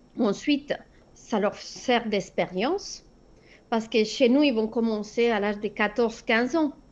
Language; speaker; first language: French; non-native, fluent; Spanish